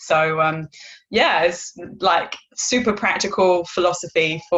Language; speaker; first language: English; native; English